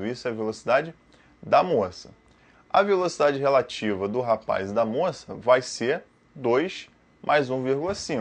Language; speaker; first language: Portuguese; native; Portuguese